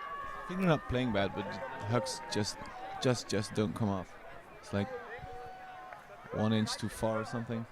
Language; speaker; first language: English; non-native, fluent; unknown